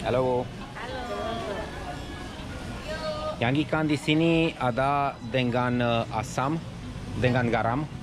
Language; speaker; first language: Indonesian; non-native, learner; Romanian